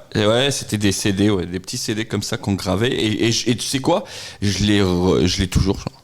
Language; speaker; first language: French; non-native, local second language; Arabic